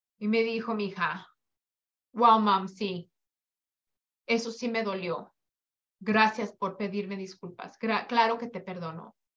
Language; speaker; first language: Spanish; early bilingual, heritage; Spanish